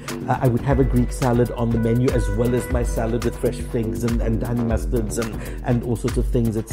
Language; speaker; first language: English; native; English